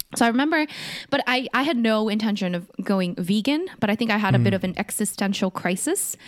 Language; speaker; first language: English; early bilingual, other home language; Korean